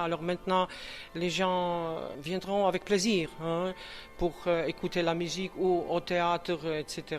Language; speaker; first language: French; non-native, fluent; Czech